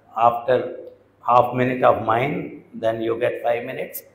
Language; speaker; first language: English; non-native, local second language; Telugu